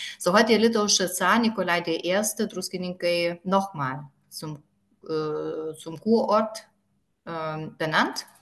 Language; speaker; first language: German; non-native, fluent; Lithuanian